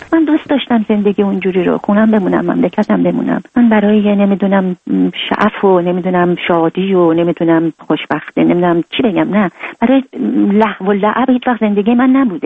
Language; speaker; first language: Persian; native; Persian